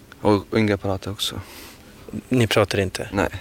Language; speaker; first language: Swedish; non-native, learner; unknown